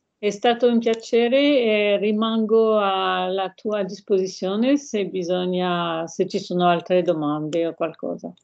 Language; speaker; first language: Italian; non-native, fluent; French